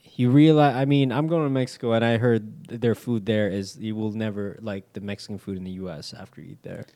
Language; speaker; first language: English; early bilingual, other home language; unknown